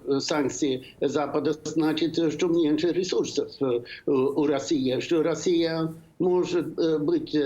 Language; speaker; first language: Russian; non-native, fluent; Swedish